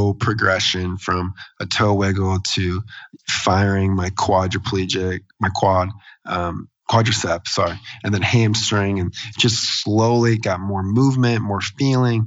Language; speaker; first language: English; native; English